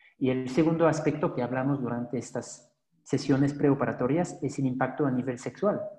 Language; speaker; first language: Spanish; non-native, fluent; French